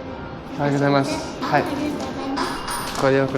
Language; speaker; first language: Japanese; non-native, learner; English